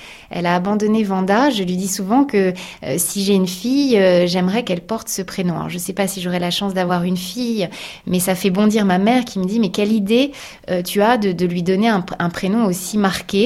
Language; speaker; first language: French; native; French